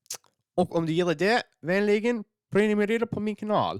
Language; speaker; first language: Swedish; non-native, learner; English